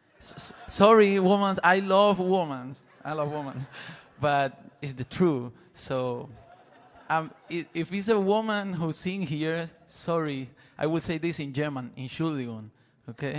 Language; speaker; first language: English; non-native, learner; Spanish